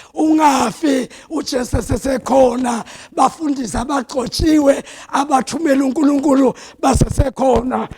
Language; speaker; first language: Zulu; non-native, local second language; South Ndebele